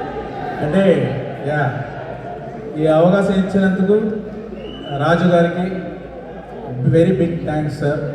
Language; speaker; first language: Telugu; non-native, local second language; Tamil